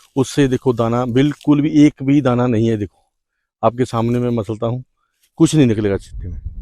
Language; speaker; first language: Hindi; non-native, local second language; Punjabi